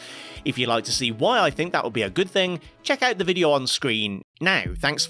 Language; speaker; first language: English; native; English